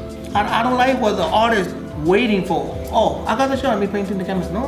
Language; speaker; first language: English; non-native, local second language; Spanish